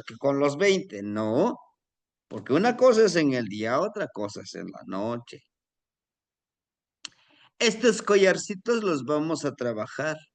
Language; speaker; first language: Spanish; native; Spanish